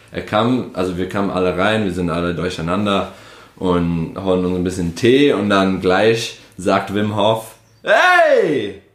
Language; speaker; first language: German; non-native, fluent; English